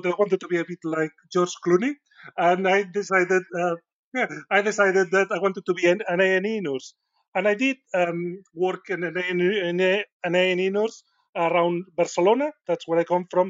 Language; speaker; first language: English; non-native, fluent; Spanish